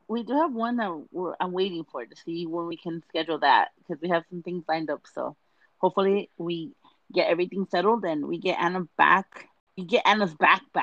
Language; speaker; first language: English; early bilingual, other home language; Spanish